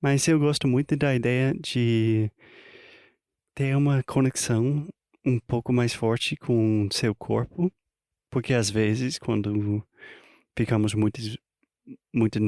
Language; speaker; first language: Portuguese; non-native, fluent; English